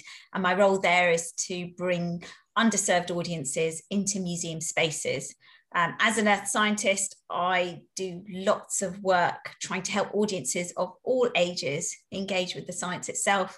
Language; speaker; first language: English; native; English